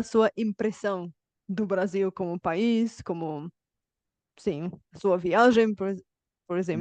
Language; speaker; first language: Portuguese; non-native, fluent; Bulgarian